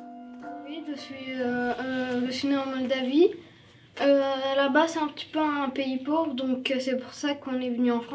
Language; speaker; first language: French; early bilingual, other home language; Romanian